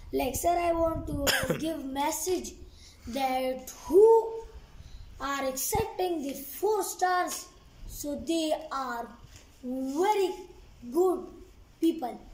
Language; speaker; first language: English; non-native, learner; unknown